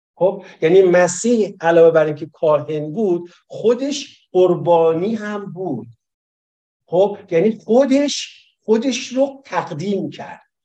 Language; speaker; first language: Persian; native; Persian